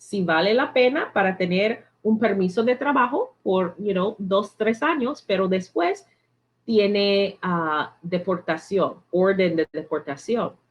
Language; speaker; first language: Spanish; non-native, learner; English